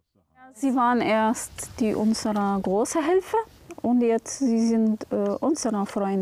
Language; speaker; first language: German; non-native, learner; Arabic